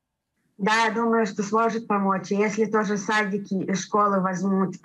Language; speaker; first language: Russian; early bilingual, heritage; Russian